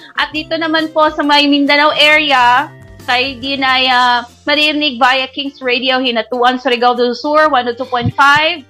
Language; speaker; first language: Filipino; non-native, local second language; Cebuano